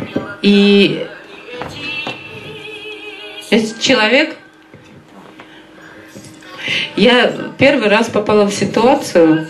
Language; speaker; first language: Russian; native; Russian